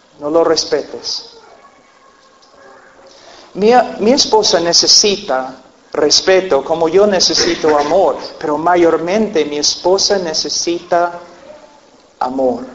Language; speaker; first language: Spanish; non-native, fluent; English